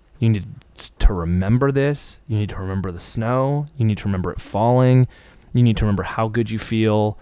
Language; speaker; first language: English; early bilingual, other home language; Persian